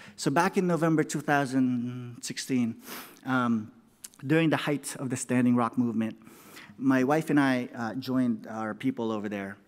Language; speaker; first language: English; non-native, local second language; Filipino